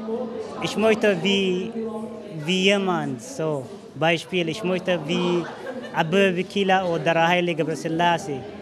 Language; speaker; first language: German; non-native, learner; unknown